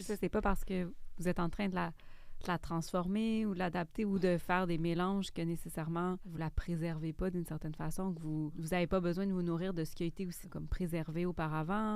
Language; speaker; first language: French; native; French